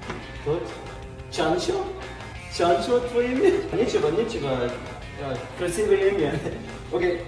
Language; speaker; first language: Russian; non-native, learner; English